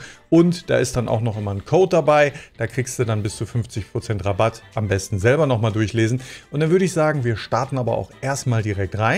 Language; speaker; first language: German; native; German